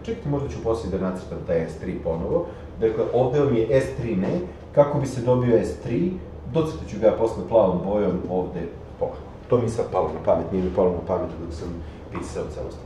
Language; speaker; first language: Serbian; native; Serbian